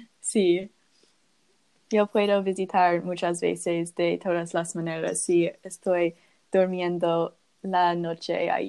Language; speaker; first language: Spanish; non-native, learner; English